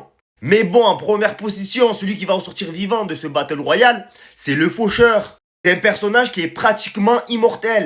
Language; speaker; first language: French; native; French